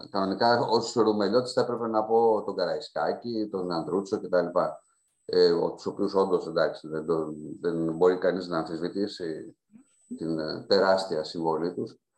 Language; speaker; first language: Greek; native; Greek